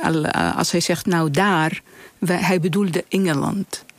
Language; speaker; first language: Dutch; non-native, fluent; Arabic